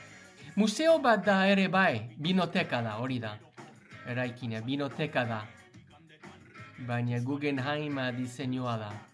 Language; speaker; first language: Basque; non-native, learner; English